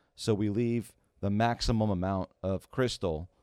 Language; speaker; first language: English; native; English